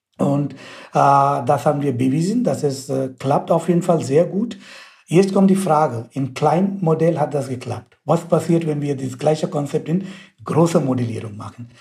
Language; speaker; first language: German; non-native, fluent; Hindi